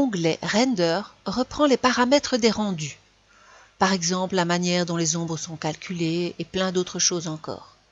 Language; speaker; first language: French; native; French